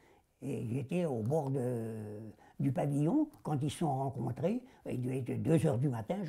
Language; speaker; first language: French; native; French